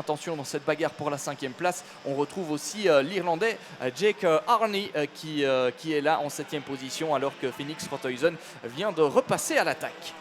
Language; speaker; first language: French; native; French